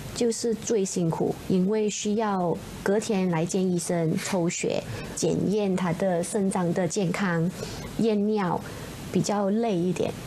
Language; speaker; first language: Chinese; native; Chinese